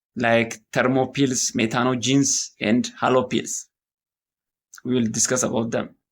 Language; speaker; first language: English; non-native, local second language; Amharic